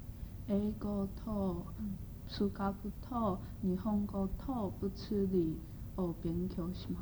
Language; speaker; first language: Japanese; non-native, learner; Chinese